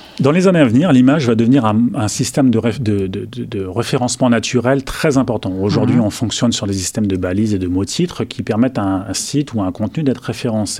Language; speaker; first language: French; native; French